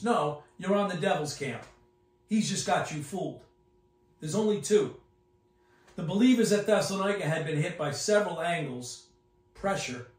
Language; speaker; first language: English; native; English